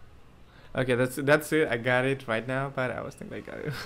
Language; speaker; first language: English; non-native, learner; Bangla